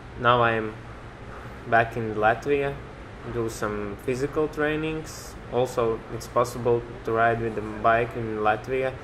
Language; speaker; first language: English; non-native, learner; Latvian